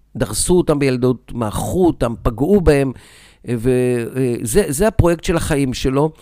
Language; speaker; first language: Hebrew; native; Hebrew